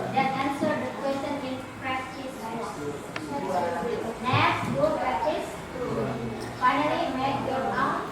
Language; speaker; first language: English; non-native, fluent; Indonesian